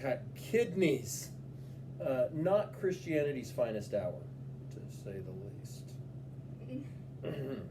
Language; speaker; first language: English; native; English